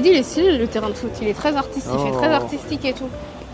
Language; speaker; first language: French; native; French